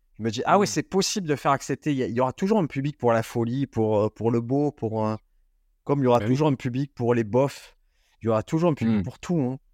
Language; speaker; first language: French; native; French